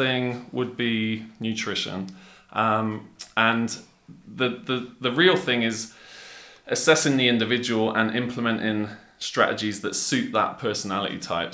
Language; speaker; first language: English; native; English